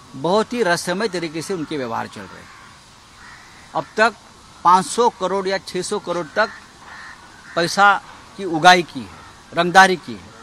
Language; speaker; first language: Hindi; non-native, local second language; Marathi